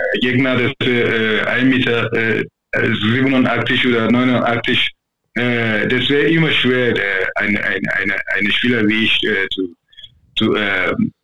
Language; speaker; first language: German; non-native, fluent; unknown